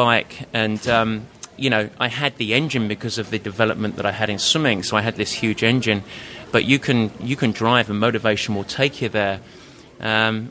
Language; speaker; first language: English; native; English